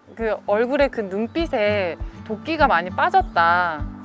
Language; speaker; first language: Korean; native; Korean